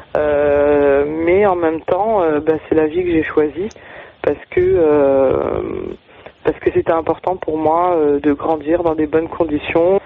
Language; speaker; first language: French; native; French